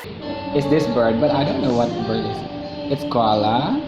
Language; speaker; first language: English; non-native, fluent; Indonesian